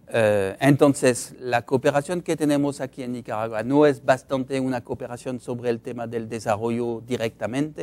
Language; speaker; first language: Spanish; non-native, fluent; French